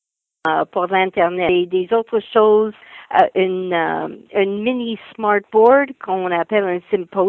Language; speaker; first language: French; non-native, fluent; English